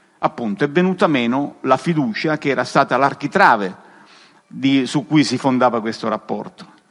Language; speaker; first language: Italian; native; Italian